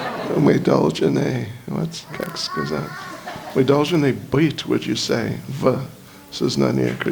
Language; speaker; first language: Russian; non-native, learner; English